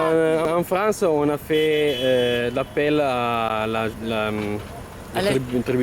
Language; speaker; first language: French; non-native, learner; Italian